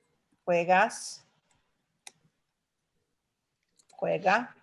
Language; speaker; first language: Spanish; non-native, fluent; English